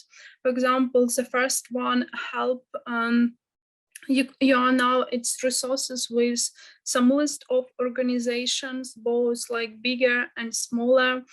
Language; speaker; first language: English; non-native, fluent; Ukrainian